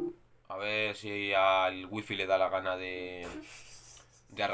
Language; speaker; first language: Spanish; native; Spanish